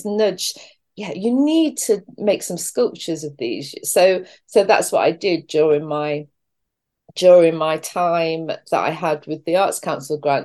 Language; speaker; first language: English; native; English